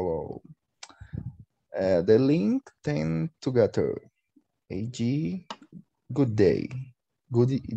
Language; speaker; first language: English; non-native, learner; Portuguese